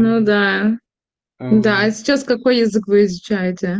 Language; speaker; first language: Russian; non-native, fluent; Turkish